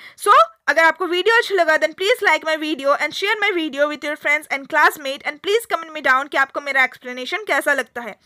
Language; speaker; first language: Hindi; native; Hindi